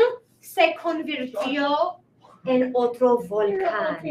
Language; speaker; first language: Spanish; non-native, fluent; English